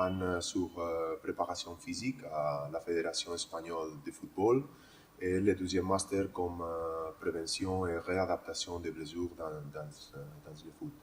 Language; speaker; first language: French; non-native, learner; Spanish